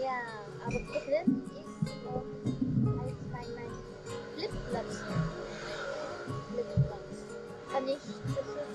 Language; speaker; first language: German; non-native, learner; Japanese